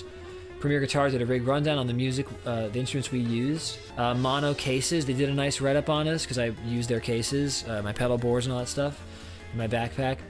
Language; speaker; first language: English; native; English